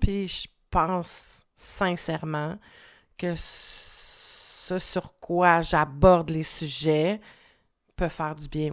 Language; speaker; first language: French; native; French